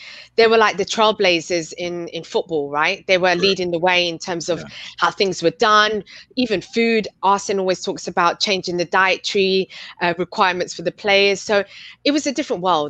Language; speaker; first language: English; native; English